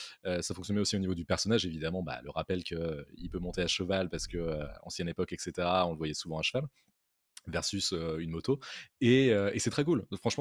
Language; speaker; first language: French; native; French